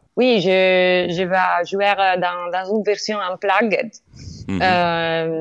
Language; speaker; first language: French; non-native, learner; Italian